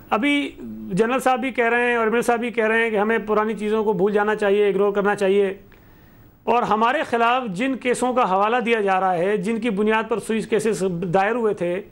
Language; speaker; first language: Urdu; native; Urdu